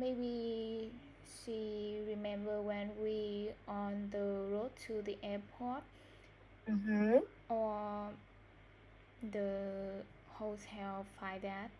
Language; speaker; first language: English; non-native, learner; Vietnamese